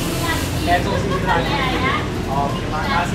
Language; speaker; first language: Indonesian; non-native, learner; Korean